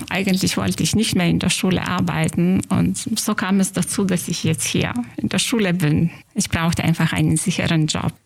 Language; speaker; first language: German; non-native, fluent; Lithuanian